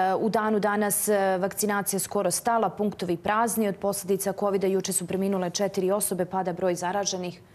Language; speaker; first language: Serbian; native; Serbian